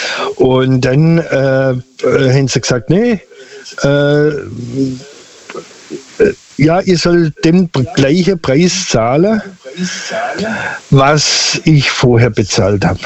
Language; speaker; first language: German; non-native, local second language; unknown